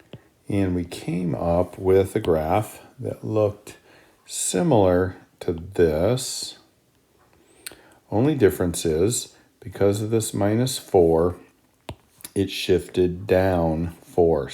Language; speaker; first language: English; native; English